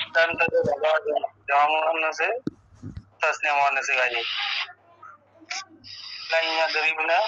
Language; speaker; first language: Arabic; non-native, learner; Bangla